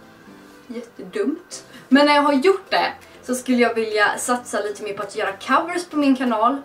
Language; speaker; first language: Swedish; native; Swedish